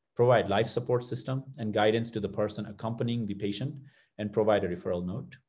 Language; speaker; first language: English; non-native, local second language; Nepali